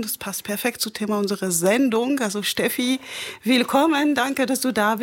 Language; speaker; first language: German; non-native, fluent; French